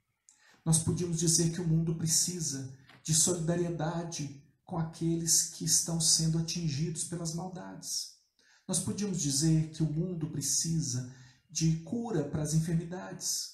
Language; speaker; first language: Portuguese; native; Portuguese